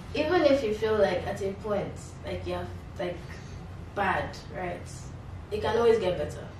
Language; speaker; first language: English; non-native, local second language; Yoruba